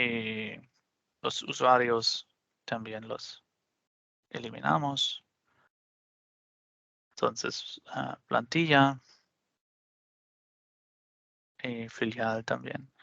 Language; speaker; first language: Spanish; non-native, fluent; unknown